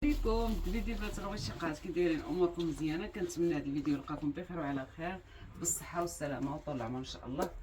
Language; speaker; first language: Arabic; native; Arabic